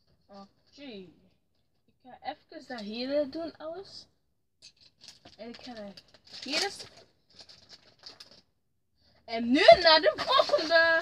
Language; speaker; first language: Dutch; early bilingual, other home language; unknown